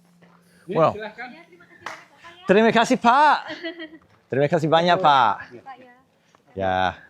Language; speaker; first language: Indonesian; non-native, fluent; English